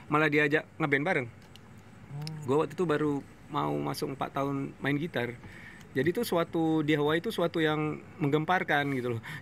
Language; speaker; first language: Indonesian; non-native, fluent; English